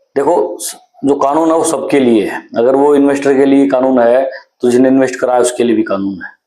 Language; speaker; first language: Hindi; native; Hindi